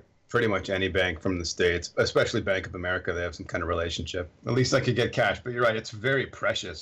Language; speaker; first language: English; native; English